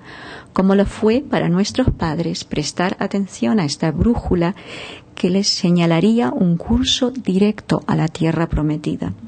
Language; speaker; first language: Spanish; native; Spanish